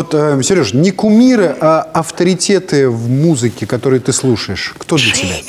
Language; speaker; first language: Russian; native; Russian